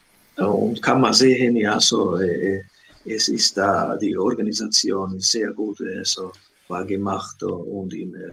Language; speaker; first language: German; non-native, learner; Slovak